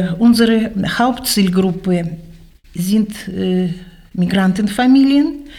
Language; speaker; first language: German; non-native, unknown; Russian